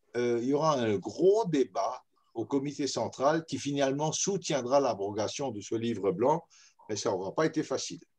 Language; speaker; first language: French; native; French